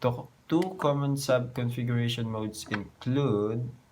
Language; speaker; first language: English; non-native, local second language; Filipino